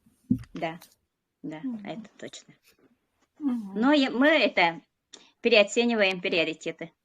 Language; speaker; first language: Russian; non-native, local second language; Yakut